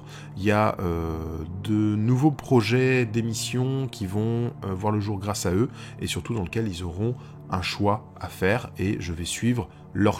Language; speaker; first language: French; native; French